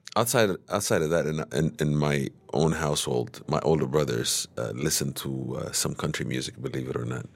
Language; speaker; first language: English; early bilingual, other home language; Amharic